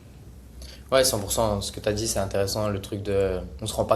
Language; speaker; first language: French; native; French